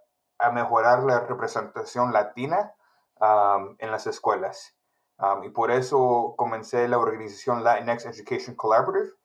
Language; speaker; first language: Spanish; early bilingual, heritage; Spanish